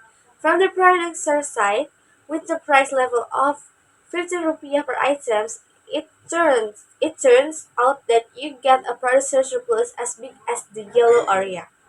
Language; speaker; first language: English; non-native, learner; Indonesian